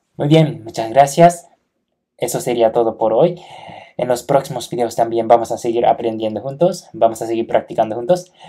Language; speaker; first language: Spanish; non-native, fluent; Japanese